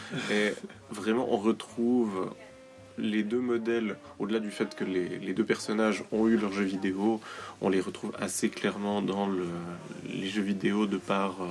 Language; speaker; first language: French; native; French